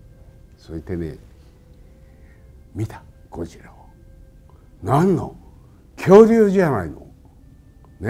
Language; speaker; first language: Japanese; native; Japanese